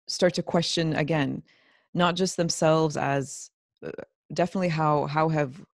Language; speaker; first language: English; native; English